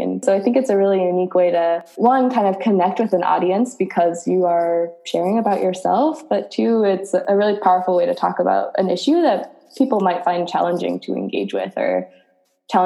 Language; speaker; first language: English; native; English